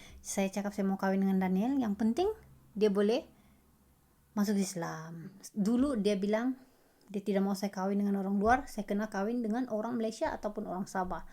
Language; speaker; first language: Malay; native; Malay